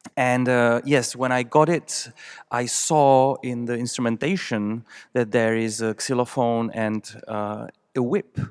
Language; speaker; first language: English; non-native, fluent; Czech